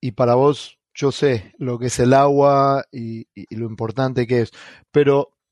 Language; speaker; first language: Spanish; native; Spanish